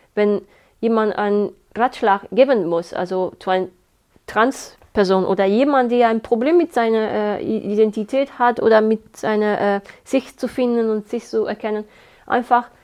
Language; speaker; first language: German; non-native, fluent; Spanish